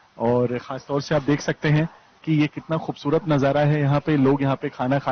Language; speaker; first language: Hindi; native; Hindi